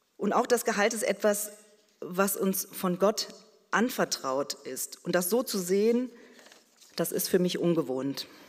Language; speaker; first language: German; early bilingual, other home language; Korean